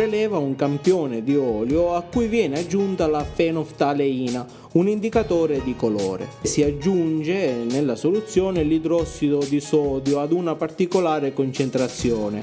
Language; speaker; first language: Italian; native; Italian